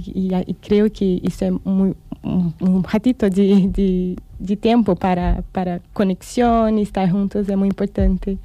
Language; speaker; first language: Spanish; non-native, learner; Portuguese